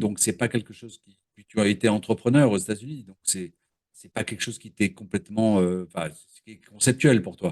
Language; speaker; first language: French; native; French